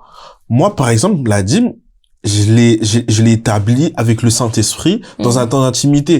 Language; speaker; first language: French; native; French